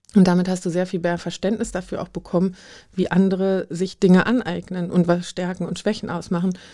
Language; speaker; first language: German; native; German